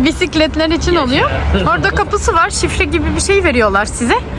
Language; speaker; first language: Turkish; non-native, learner; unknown